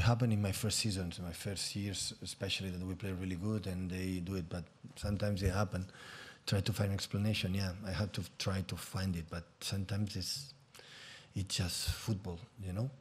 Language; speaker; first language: English; non-native, fluent; Catalan